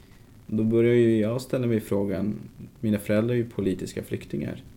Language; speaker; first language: Swedish; native; Swedish